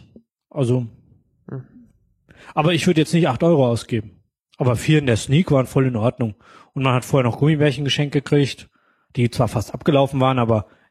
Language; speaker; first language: German; native; German